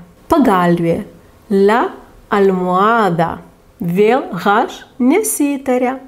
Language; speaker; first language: Lithuanian; native; Lithuanian